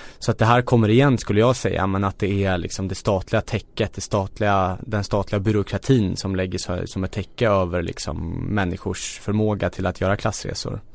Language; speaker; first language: Swedish; native; Swedish